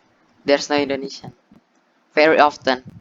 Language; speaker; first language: English; non-native, learner; Indonesian